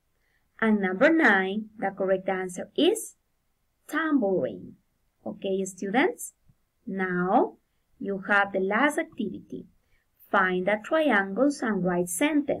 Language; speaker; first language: English; non-native, fluent; Spanish